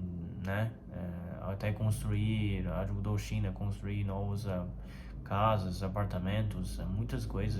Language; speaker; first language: Portuguese; non-native, fluent; Chinese